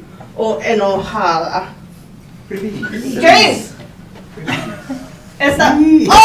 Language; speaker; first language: Spanish; non-native, fluent; English